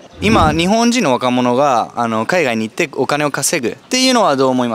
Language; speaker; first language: Japanese; non-native, fluent; Spanish